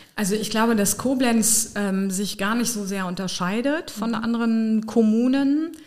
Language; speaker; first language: German; native; German